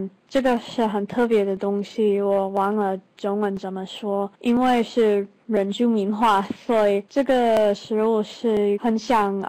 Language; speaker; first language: Chinese; non-native, learner; English